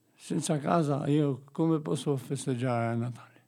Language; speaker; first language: Italian; non-native, fluent; Albanian